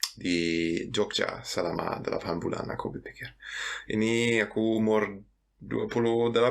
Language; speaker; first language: Indonesian; non-native, fluent; German